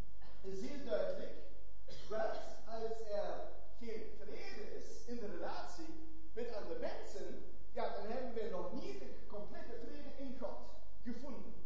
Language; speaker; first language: Dutch; non-native, fluent; German